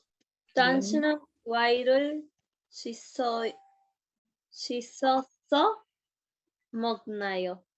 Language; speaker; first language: Korean; non-native, learner; Spanish